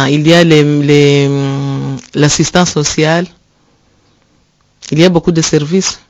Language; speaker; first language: French; non-native, learner; Rundi